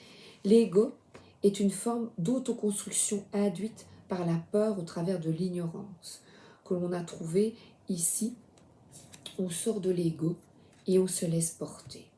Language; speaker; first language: French; native; French